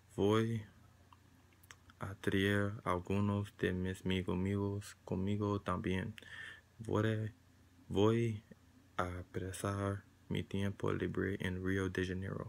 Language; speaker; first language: Spanish; non-native, learner; English